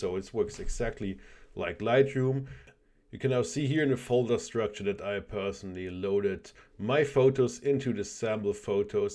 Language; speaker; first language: English; non-native, fluent; German